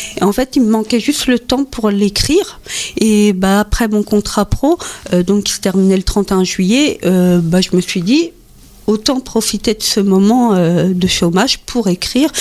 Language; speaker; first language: French; native; French